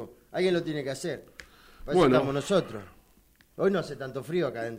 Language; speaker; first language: Spanish; native; Spanish